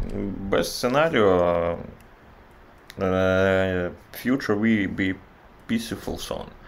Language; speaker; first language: English; non-native, learner; Russian